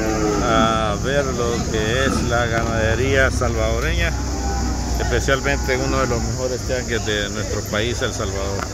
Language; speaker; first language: Spanish; native; Spanish